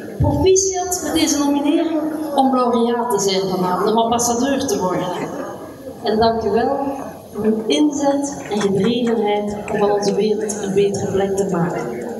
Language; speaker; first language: Dutch; native; Dutch